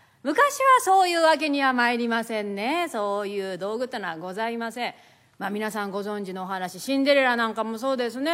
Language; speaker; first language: Japanese; native; Japanese